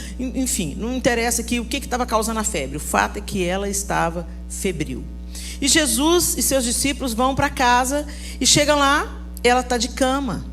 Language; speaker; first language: Portuguese; native; Portuguese